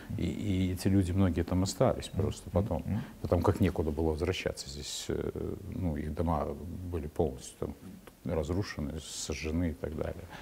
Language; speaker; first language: Russian; native; Russian